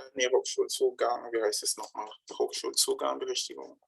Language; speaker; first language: German; non-native, fluent; French